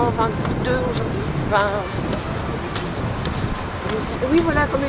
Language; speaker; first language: French; native; French